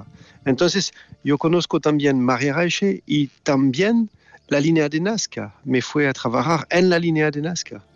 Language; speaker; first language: Spanish; non-native, learner; French